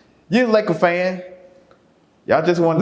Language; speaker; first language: English; native; English